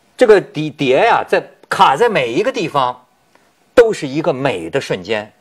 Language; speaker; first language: Chinese; native; Chinese